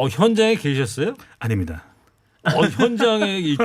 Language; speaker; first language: Korean; native; Korean